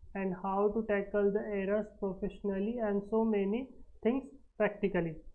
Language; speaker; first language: English; non-native, local second language; Marathi